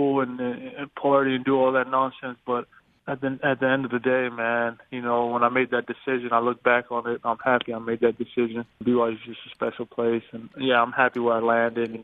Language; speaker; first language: English; native; English